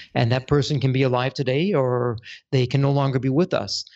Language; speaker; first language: English; native; English